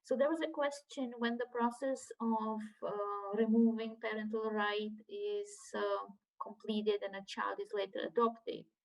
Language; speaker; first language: English; non-native, fluent; Czech